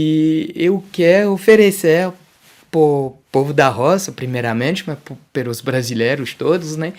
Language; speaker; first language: Portuguese; non-native, fluent; French